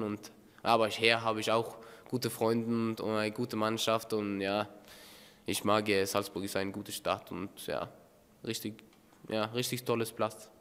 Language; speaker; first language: German; non-native, learner; Norwegian